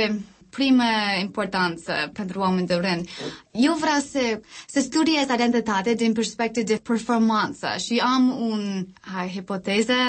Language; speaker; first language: Romanian; non-native, learner; English